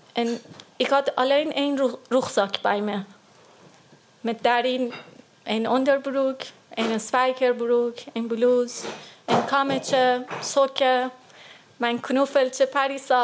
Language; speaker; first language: Dutch; non-native, learner; Persian